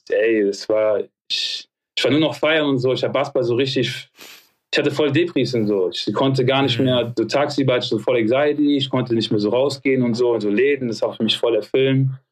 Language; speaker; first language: German; early bilingual, other home language; French